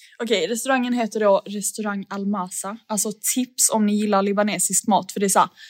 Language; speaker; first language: Swedish; native; Swedish